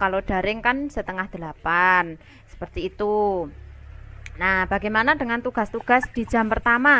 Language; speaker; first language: Indonesian; native; Indonesian